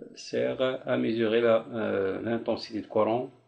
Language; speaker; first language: French; non-native, local second language; Arabic